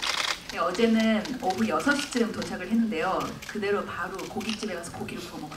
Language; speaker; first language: Korean; native; Korean